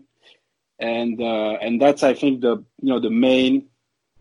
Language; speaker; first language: English; non-native, fluent; French